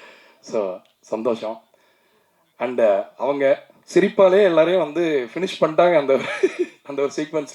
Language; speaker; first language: Tamil; native; Tamil